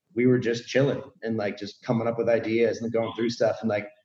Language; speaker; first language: English; native; English